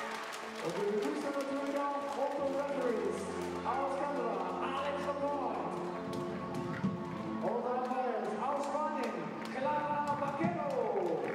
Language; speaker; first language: German; native; German